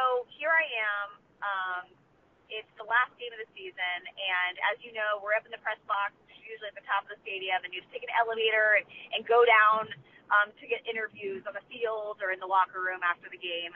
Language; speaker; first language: English; native; English